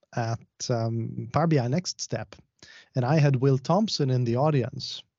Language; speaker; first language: English; non-native, fluent; Swedish